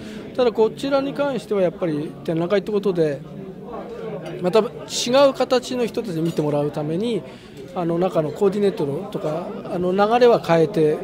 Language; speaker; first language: Japanese; native; Japanese